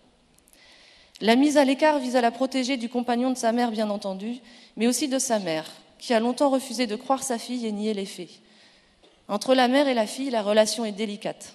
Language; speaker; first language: French; native; French